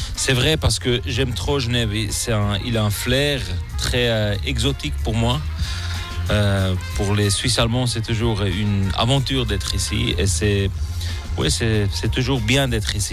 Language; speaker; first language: French; non-native, local second language; German